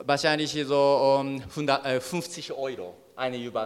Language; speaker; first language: German; non-native, learner; Japanese